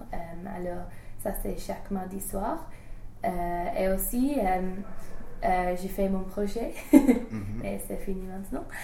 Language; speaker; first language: French; non-native, learner; English